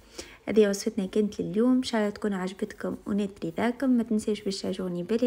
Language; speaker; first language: Arabic; native; Arabic